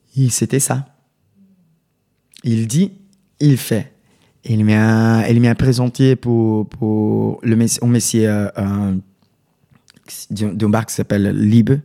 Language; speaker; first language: French; non-native, learner; Portuguese